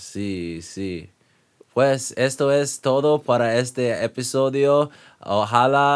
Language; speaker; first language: Spanish; non-native, learner; English